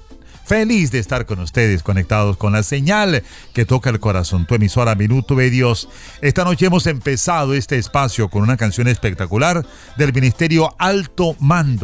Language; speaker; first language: Spanish; native; Spanish